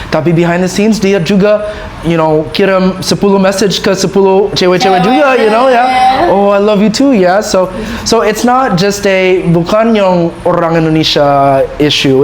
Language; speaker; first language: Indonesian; non-native, learner; English